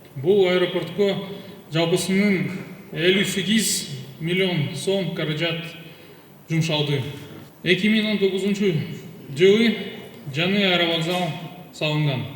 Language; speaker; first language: Kyrgyz; non-native, local second language; Russian